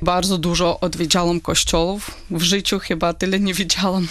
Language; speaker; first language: Polish; non-native, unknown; Russian